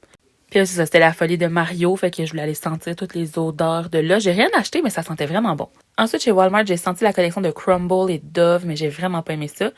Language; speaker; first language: French; native; French